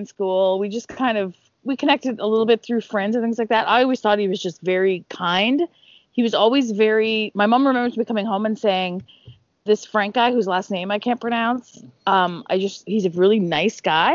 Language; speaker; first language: English; native; English